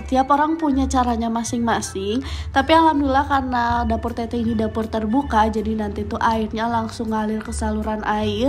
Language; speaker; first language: Indonesian; non-native, local second language; Sundanese